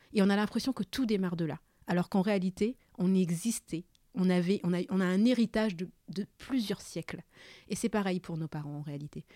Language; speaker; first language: French; early bilingual, other home language; Malagasy